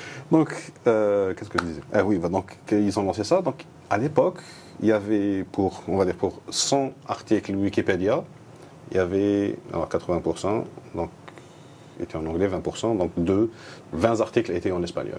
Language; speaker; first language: French; non-native, local second language; Arabic